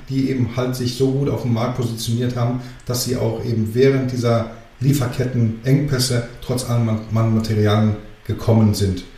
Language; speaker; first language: German; early bilingual, other home language; Greek